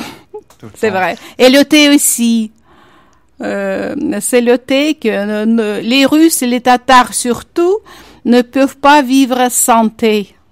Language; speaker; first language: French; non-native, fluent; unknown